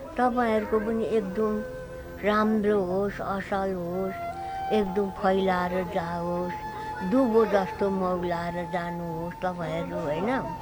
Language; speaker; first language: Nepali; native; Nepali